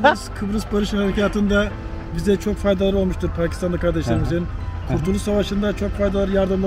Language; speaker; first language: Turkish; native; Turkish